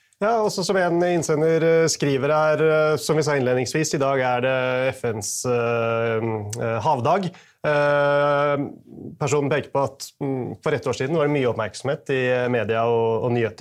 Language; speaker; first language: Norwegian; native; Norwegian